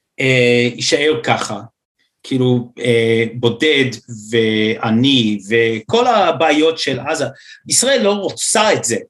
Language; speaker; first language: Hebrew; non-native, fluent; English